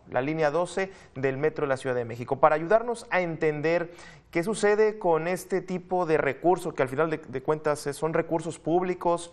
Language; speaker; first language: Spanish; native; Spanish